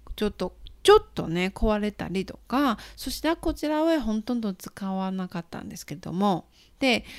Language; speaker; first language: Japanese; non-native, fluent; Chinese